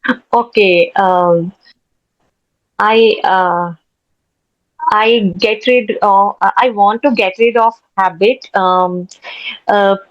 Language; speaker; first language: English; non-native, learner; Hindi